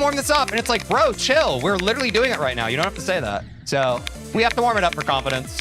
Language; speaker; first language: English; native; English